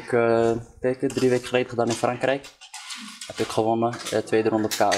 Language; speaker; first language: Dutch; early bilingual, other home language; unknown